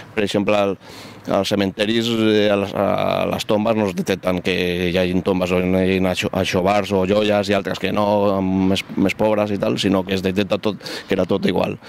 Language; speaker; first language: Catalan; non-native, local second language; Spanish